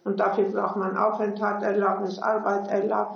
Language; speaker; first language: German; non-native, fluent; Turkish